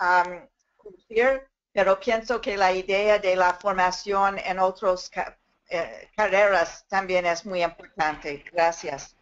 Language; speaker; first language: Spanish; non-native, fluent; English